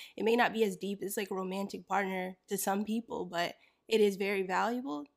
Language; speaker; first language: English; native; English